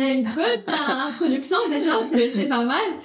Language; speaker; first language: French; native; French